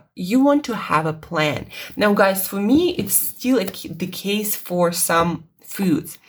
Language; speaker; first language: English; non-native, fluent; Russian